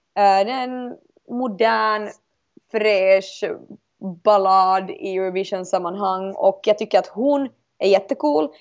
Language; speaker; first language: Swedish; native; Swedish